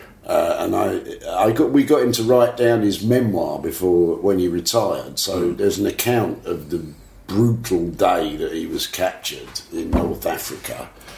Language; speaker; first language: English; native; English